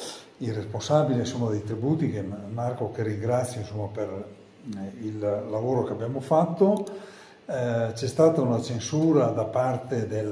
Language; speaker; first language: Italian; native; Italian